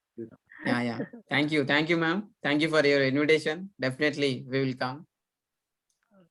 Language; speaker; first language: English; non-native, fluent; Telugu